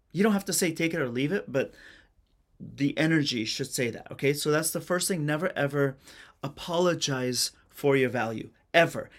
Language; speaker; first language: English; early bilingual, other home language; Persian